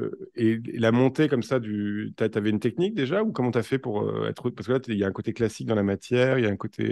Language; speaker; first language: French; native; French